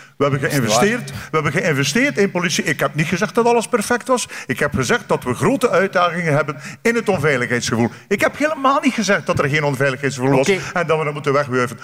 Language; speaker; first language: Dutch; native; Dutch